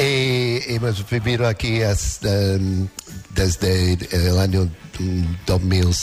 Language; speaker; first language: Spanish; non-native, learner; English